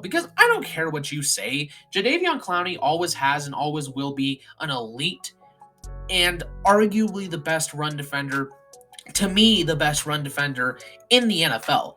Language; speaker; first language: English; native; English